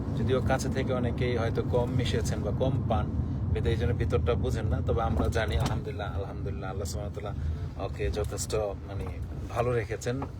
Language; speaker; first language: Bangla; native; Bangla